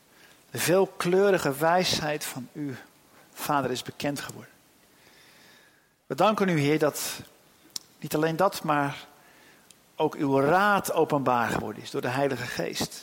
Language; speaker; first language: Dutch; native; Dutch